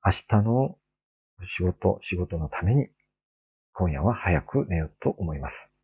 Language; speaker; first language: Japanese; non-native, fluent; Korean